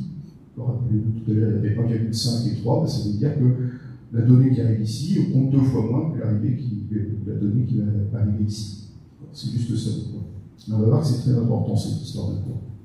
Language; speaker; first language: French; native; French